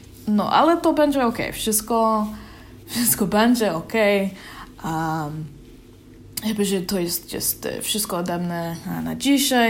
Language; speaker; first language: Polish; non-native, learner; English